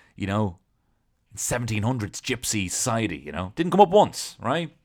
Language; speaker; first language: English; native; English